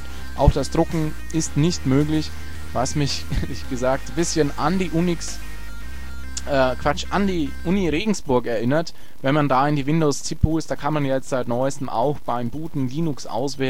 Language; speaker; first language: German; native; German